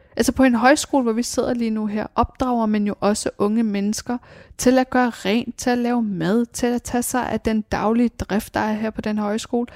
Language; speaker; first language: Danish; early bilingual, other home language; Persian